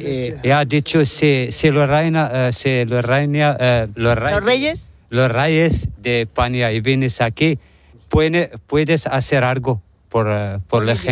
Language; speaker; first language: Spanish; non-native, learner; Arabic